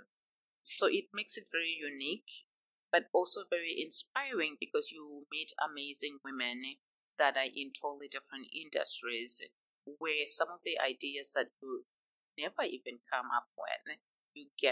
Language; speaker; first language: English; non-native, local second language; Shona